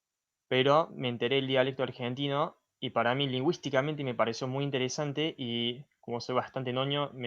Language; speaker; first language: Spanish; non-native, fluent; English